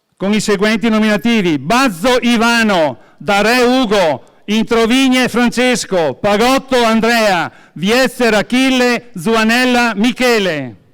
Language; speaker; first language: Italian; native; Italian